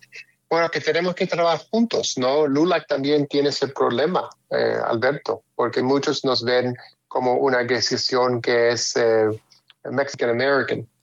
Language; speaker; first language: Spanish; early bilingual, heritage; Spanish